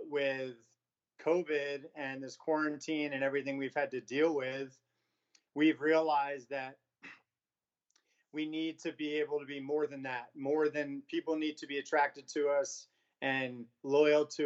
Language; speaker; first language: English; native; English